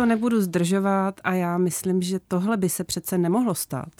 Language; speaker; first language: Czech; native; Czech